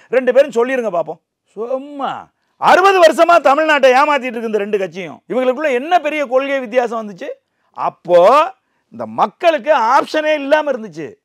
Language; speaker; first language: Tamil; native; Tamil